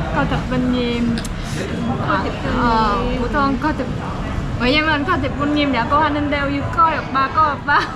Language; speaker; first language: Korean; non-native, fluent; Vietnamese